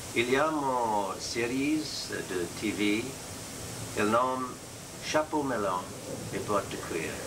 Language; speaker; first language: French; non-native, learner; English